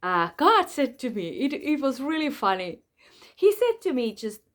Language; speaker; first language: English; non-native, fluent; Finnish